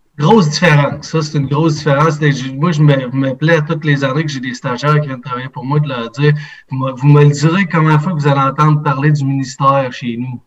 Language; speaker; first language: French; native; French